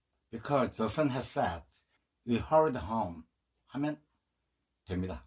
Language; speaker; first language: English; non-native, fluent; Korean